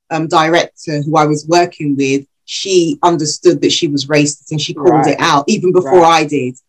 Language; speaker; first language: English; early bilingual, other home language; Yoruba